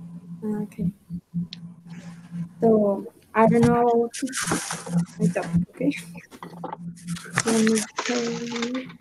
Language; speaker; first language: English; non-native, learner; Spanish